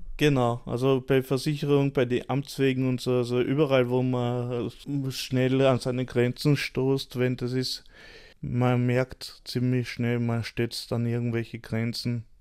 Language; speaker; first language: German; early bilingual, other home language; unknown